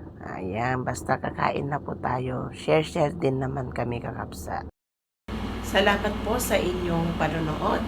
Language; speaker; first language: Filipino; native; Filipino